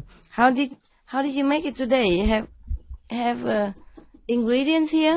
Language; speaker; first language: English; non-native, fluent; Vietnamese